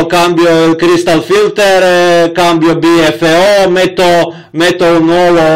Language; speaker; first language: Italian; non-native, learner; Croatian